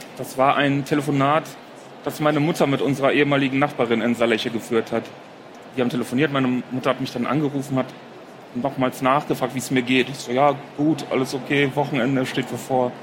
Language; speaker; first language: German; early bilingual, other home language; Polish